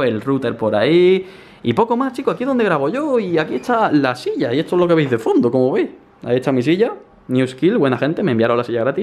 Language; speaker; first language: Spanish; native; Spanish